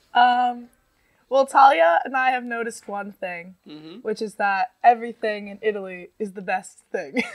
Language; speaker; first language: English; native; English